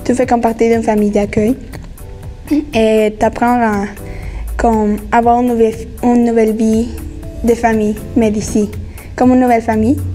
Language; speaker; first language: French; non-native, fluent; Spanish